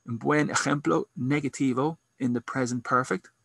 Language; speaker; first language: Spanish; non-native, learner; English